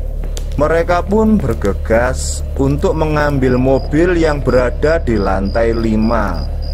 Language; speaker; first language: Indonesian; native; Indonesian